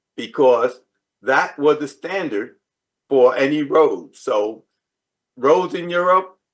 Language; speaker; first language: English; native; English